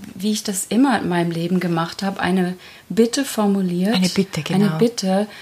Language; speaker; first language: German; early bilingual, other home language; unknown